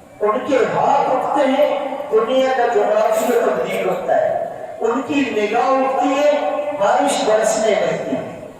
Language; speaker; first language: Urdu; non-native, local second language; Pashto